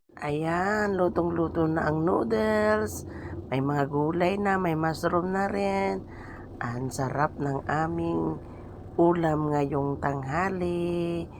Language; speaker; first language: Filipino; native; Filipino